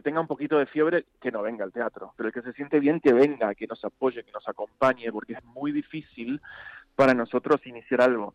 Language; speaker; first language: Spanish; native; Spanish